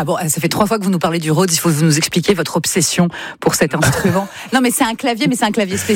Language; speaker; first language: French; native; French